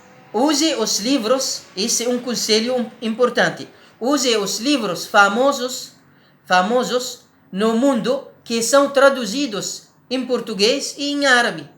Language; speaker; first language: Portuguese; non-native, learner; Arabic